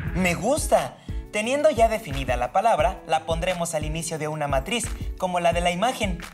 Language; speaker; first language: Spanish; native; Spanish